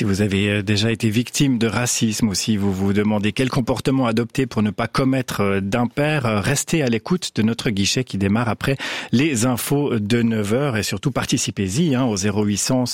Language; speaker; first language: French; native; French